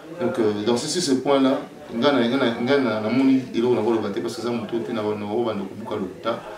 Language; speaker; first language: Lingala; native; Lingala